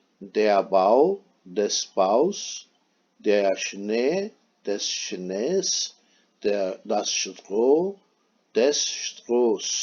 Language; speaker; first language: German; non-native, fluent; Turkish